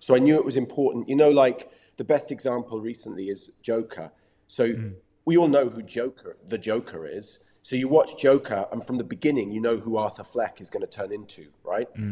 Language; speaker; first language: English; native; English